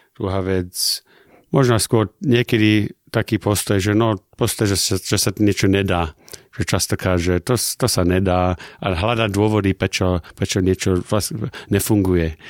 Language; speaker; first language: Slovak; early bilingual, heritage; German